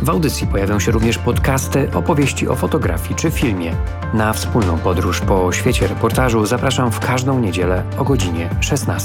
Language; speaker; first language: Polish; native; Polish